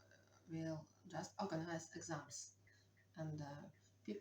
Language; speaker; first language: English; non-native, learner; Russian